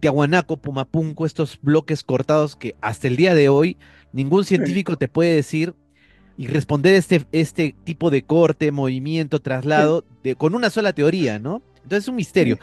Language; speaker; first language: Spanish; native; Spanish